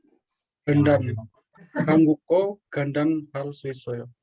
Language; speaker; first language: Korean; non-native, learner; Indonesian